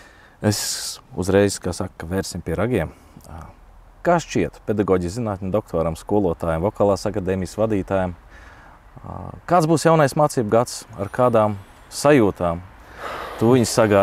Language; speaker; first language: Latvian; native; Latvian